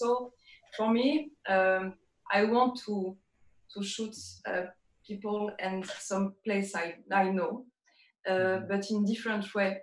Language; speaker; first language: English; non-native, learner; French